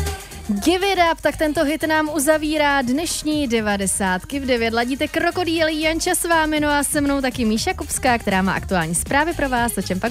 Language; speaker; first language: Czech; native; Czech